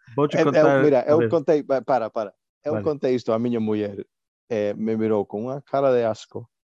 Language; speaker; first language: Galician; non-native, local second language; Spanish